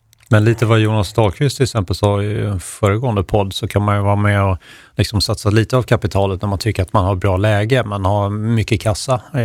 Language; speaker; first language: Swedish; native; Swedish